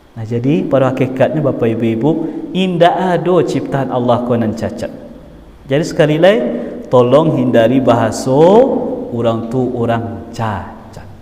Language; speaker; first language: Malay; non-native, local second language; Minangkabau